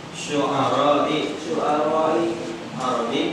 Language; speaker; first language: Arabic; non-native, fluent; Indonesian